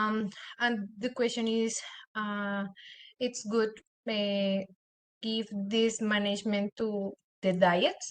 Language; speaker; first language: English; non-native, learner; Spanish